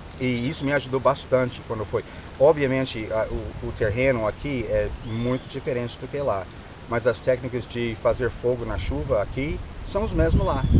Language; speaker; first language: Portuguese; non-native, fluent; English